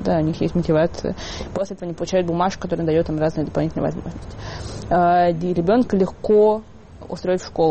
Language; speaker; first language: Russian; native; Russian